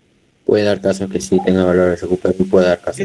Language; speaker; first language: Spanish; native; Spanish